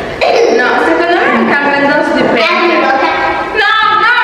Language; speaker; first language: Albanian; early bilingual, heritage; Albanian